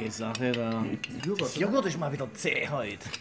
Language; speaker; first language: German; native; German